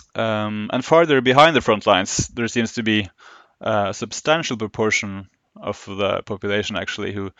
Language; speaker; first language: English; non-native, fluent; Norwegian